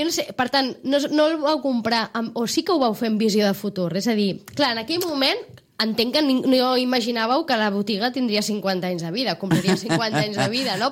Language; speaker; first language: Catalan; native; Catalan